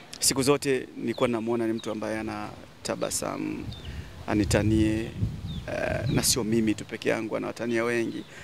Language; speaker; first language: Swahili; native; Swahili